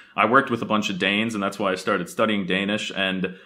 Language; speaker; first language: English; native; English